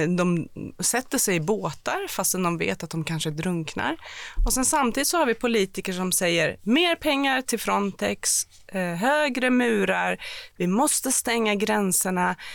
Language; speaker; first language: Swedish; early bilingual, other home language; Persian